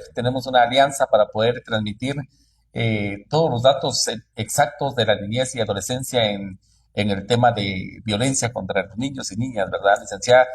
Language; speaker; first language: Spanish; native; Spanish